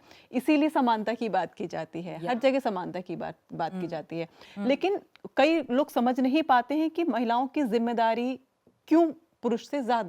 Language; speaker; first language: Hindi; native; Hindi